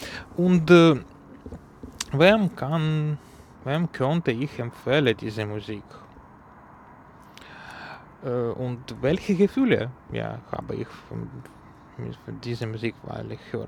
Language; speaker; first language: German; non-native, learner; Ukrainian